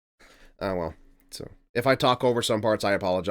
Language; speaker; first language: English; native; English